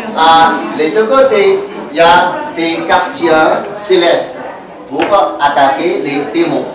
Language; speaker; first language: French; non-native, fluent; Chinese